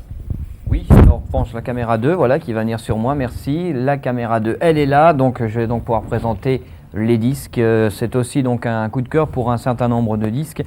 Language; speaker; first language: French; native; French